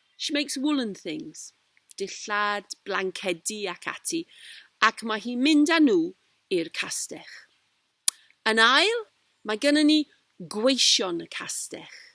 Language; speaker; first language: Welsh; non-native, local second language; English